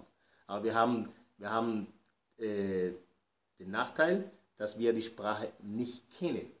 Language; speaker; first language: German; non-native, fluent; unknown